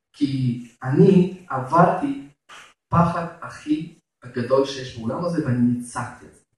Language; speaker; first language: Hebrew; non-native, fluent; Russian